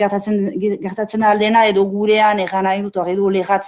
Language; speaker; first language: Basque; native; Basque